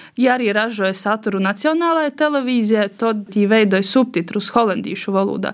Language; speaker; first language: Latvian; native; Latvian